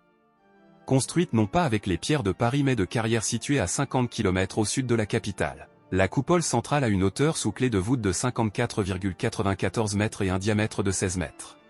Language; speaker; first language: French; native; French